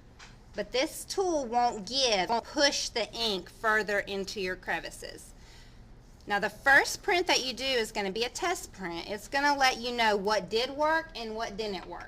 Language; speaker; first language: English; native; English